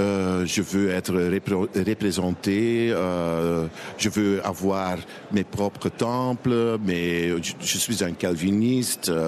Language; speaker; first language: French; non-native, local second language; Dutch